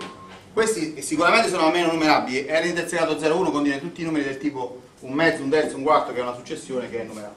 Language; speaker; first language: Italian; native; Italian